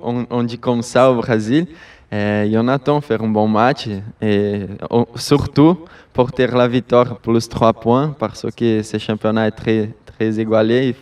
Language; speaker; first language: French; non-native, learner; Portuguese